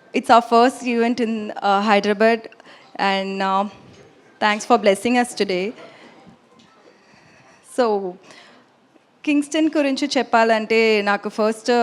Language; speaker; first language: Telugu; non-native, learner; Tamil